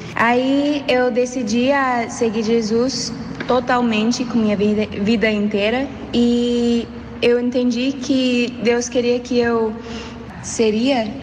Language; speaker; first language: Portuguese; non-native, learner; English